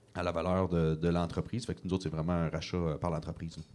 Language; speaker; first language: French; native; French